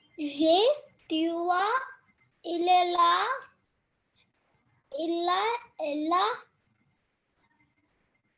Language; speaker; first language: French; non-native, learner; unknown